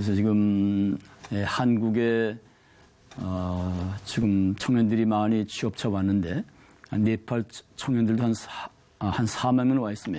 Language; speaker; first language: Korean; native; Korean